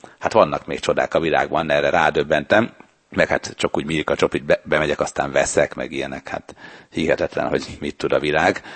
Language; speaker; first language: Hungarian; native; Hungarian